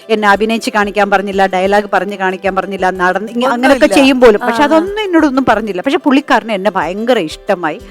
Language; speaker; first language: Malayalam; native; Malayalam